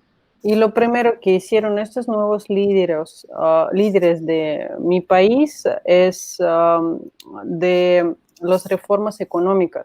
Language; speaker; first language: Spanish; non-native, fluent; Russian